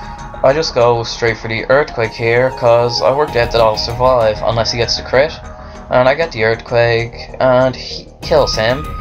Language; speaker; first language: English; native; English